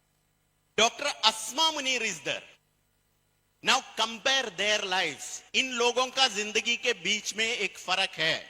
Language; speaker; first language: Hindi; non-native, fluent; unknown